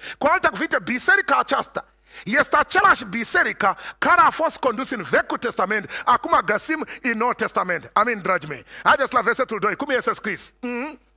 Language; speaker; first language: Romanian; non-native, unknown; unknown